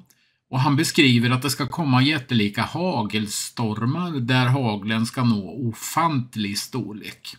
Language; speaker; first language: Swedish; native; Swedish